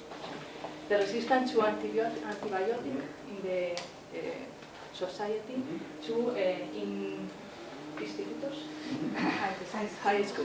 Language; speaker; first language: English; non-native, learner; Spanish